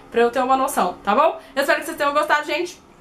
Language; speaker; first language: Portuguese; native; Portuguese